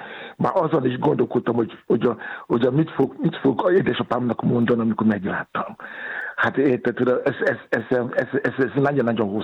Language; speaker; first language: Hungarian; non-native, learner; Yoruba